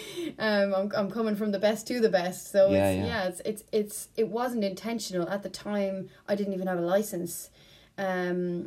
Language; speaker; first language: English; native; English